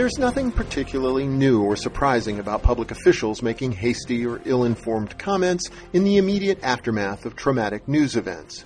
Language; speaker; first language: English; native; English